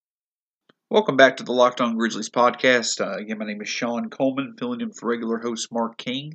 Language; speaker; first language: English; native; English